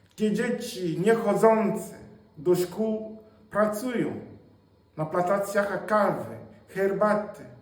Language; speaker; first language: Polish; non-native, fluent; Swahili